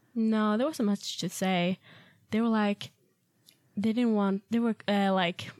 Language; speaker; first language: English; non-native, fluent; Swedish